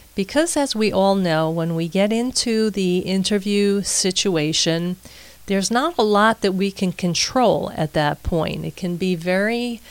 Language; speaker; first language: English; native; English